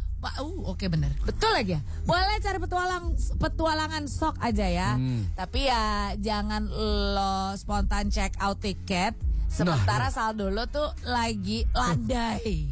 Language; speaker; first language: Indonesian; native; Indonesian